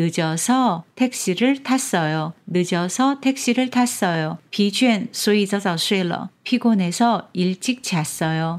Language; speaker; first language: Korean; non-native, fluent; Chinese